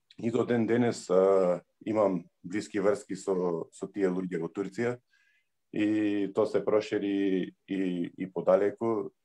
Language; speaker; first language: Macedonian; early bilingual, heritage; Macedonian